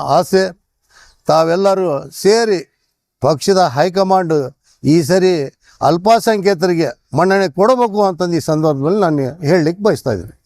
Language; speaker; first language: Kannada; non-native, local second language; Urdu